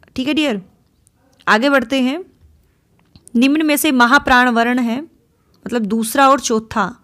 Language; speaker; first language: Hindi; native; Hindi